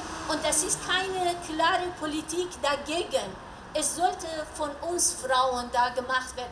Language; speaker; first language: German; non-native, learner; Persian